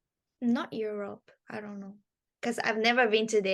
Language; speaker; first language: English; non-native, learner; Japanese